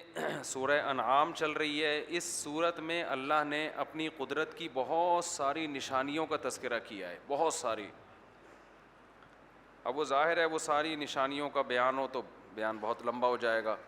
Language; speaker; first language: Urdu; native; Urdu